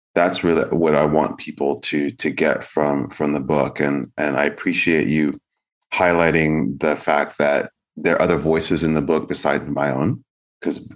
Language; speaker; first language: English; native; English